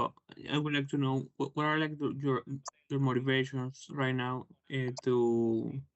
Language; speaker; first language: English; non-native, fluent; Spanish